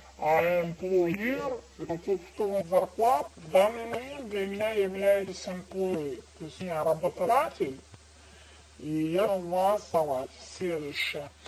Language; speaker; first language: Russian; non-native, learner; English